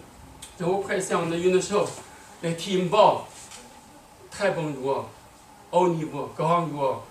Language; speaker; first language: French; non-native, learner; Chinese